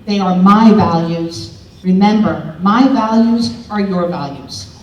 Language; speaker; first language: English; early bilingual, other home language; Spanish